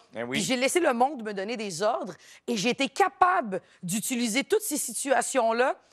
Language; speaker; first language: French; native; French